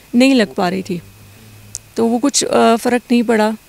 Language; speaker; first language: Hindi; native; Hindi